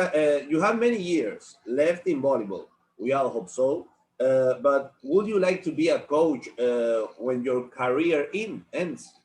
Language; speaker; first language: English; non-native, learner; Spanish